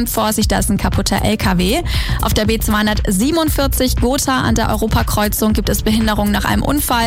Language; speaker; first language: German; native; German